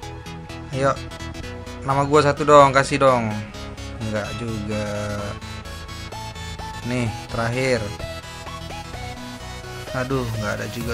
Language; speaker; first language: Indonesian; native; Indonesian